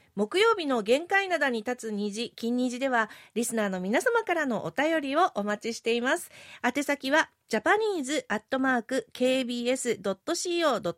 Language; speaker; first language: Japanese; native; Japanese